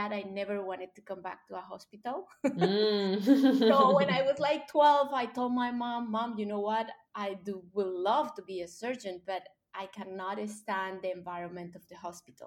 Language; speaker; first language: English; non-native, fluent; Spanish